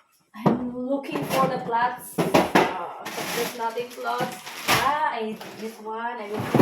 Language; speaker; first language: English; non-native, learner; Filipino